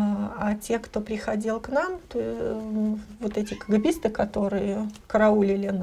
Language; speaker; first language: Russian; native; Russian